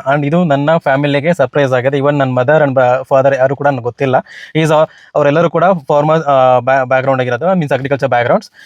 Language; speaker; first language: Kannada; native; Kannada